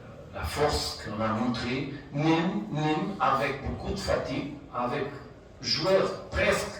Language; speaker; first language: French; non-native, fluent; Portuguese